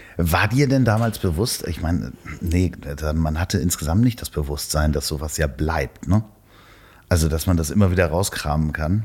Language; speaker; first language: German; native; German